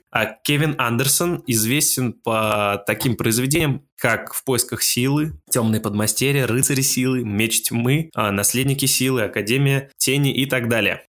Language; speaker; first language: Russian; native; Russian